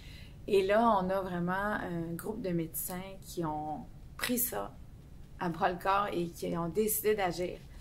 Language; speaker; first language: French; native; French